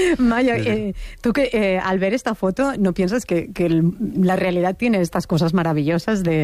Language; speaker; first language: Spanish; native; Spanish